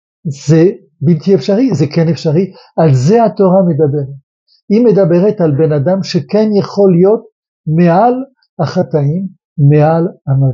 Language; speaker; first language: Hebrew; non-native, fluent; French